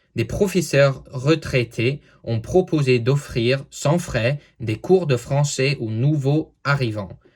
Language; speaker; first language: French; non-native, learner; English